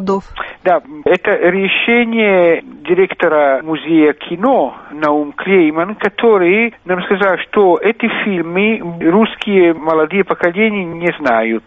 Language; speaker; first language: Russian; non-native, fluent; Italian